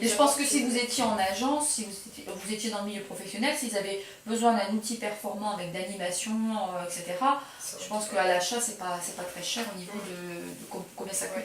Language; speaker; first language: French; native; French